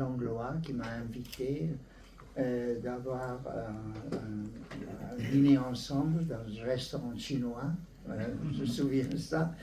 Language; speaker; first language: French; non-native, learner; Hungarian